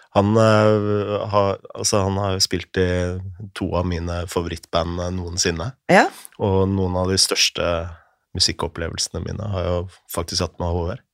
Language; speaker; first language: Norwegian; native; Norwegian